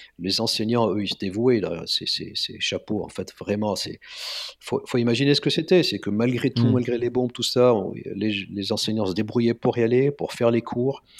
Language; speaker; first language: French; non-native, local second language; Arabic